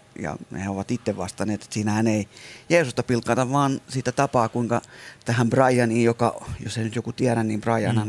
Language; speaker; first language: Finnish; native; Finnish